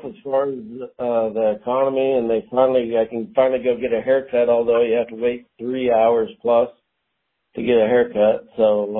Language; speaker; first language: English; native; English